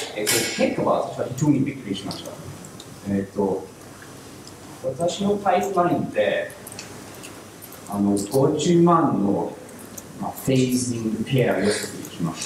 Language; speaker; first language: Japanese; non-native, learner; English